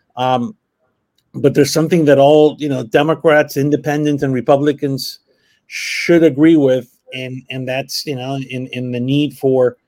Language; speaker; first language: English; early bilingual, other home language; Spanish